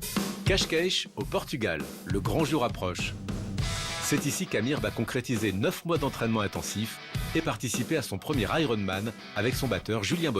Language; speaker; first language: French; native; French